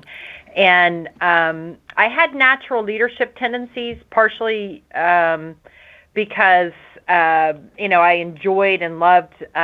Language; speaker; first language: English; native; English